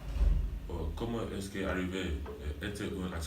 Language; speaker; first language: French; non-native, learner; English